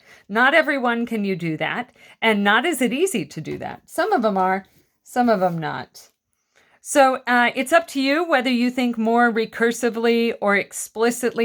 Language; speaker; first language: English; native; English